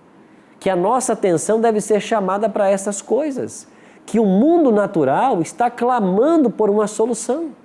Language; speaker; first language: Portuguese; native; Portuguese